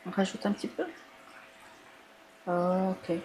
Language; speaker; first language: French; non-native, local second language; Arabic